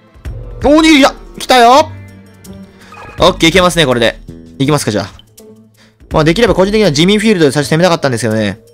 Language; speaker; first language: Japanese; native; Japanese